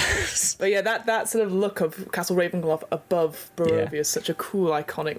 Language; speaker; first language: English; native; English